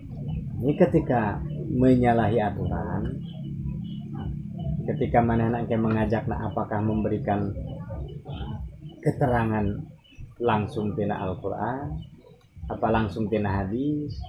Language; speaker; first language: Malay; non-native, local second language; Sundanese